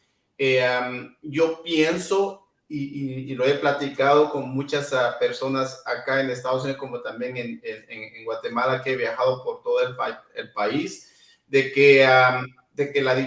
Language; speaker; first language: Spanish; non-native, local second language; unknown